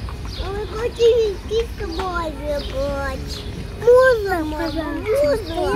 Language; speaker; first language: Russian; early bilingual, heritage; Russian